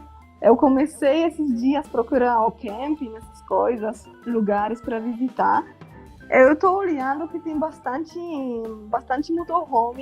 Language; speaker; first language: Portuguese; non-native, fluent; Polish